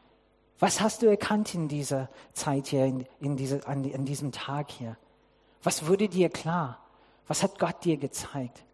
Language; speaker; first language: German; non-native, fluent; English